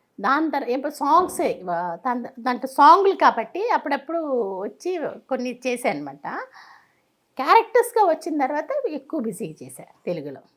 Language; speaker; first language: Telugu; native; Telugu